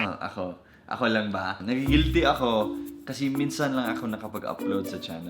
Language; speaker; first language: Filipino; non-native, fluent; English